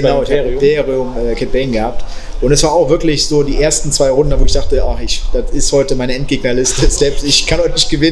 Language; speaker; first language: German; native; German